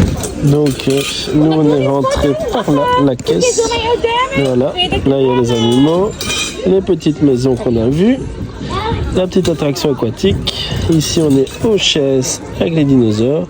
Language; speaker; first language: French; native; French